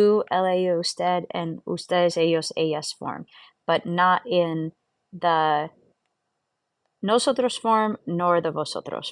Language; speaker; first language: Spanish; non-native, fluent; English